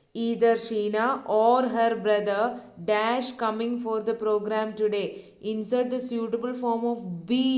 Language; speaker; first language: English; non-native, local second language; Malayalam